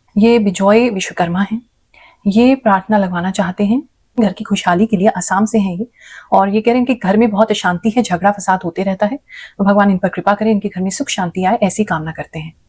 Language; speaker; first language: Hindi; native; Hindi